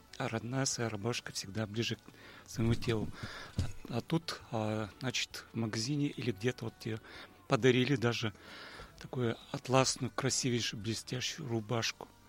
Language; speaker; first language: Russian; non-native, local second language; Udmurt